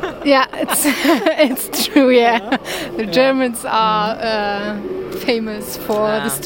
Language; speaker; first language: English; non-native, learner; Turkish